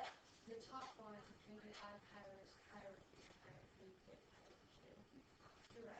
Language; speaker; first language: English; native; English